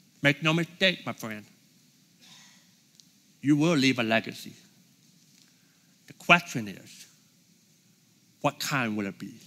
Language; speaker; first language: English; native; English